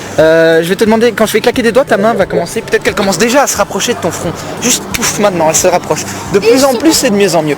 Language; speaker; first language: French; native; French